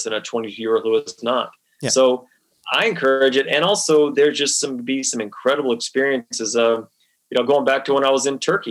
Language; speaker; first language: English; native; English